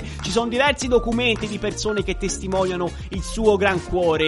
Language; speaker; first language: Italian; native; Italian